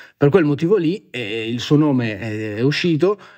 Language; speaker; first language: Italian; native; Italian